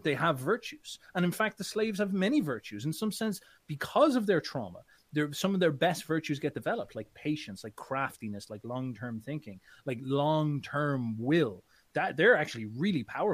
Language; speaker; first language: English; native; English